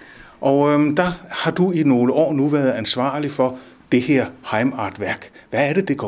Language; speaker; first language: Danish; native; Danish